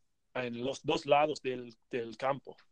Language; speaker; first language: Spanish; non-native, learner; English